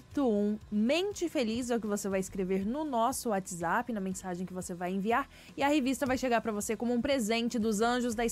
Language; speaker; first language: Portuguese; native; Portuguese